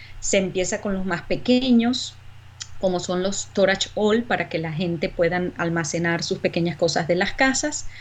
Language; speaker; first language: Spanish; native; Spanish